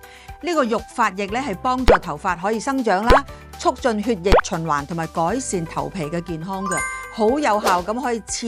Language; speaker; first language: Cantonese; native; Cantonese